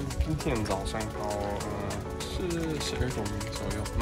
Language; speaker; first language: Chinese; non-native, fluent; English